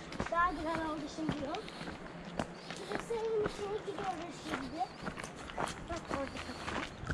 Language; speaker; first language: Turkish; early bilingual, heritage; Turkish